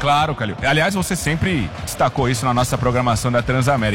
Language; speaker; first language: Portuguese; native; Portuguese